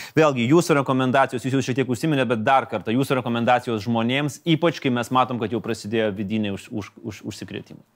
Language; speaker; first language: Lithuanian; native; Lithuanian